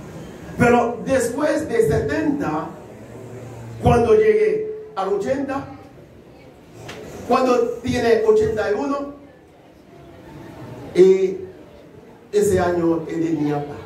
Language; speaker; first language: Spanish; non-native, learner; Haitian Creole